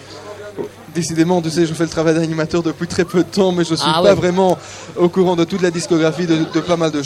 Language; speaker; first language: French; native; French